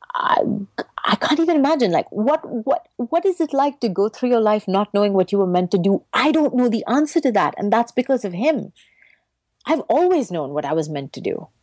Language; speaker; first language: English; native; English